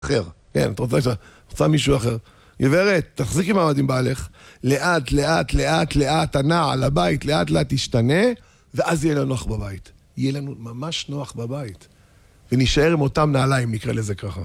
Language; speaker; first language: Hebrew; native; Hebrew